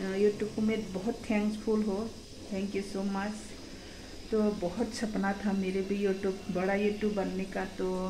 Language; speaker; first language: Hindi; non-native, local second language; Kok Borok